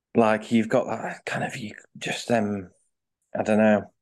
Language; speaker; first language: English; native; English